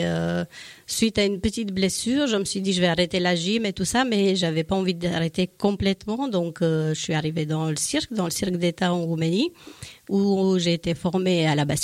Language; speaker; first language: French; native; French